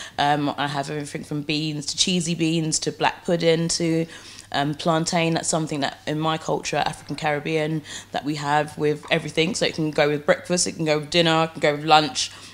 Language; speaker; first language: English; native; English